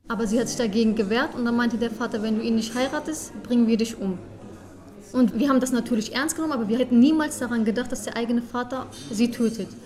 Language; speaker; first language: German; early bilingual, other home language; Kurdish